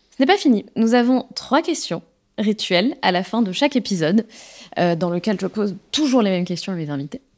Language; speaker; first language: French; native; French